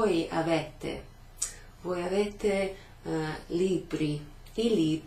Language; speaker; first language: Italian; non-native, fluent; English